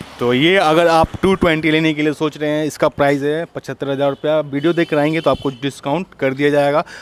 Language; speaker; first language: Hindi; native; Hindi